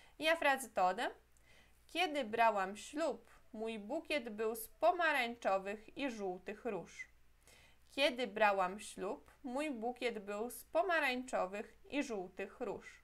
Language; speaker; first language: Polish; non-native, fluent; Portuguese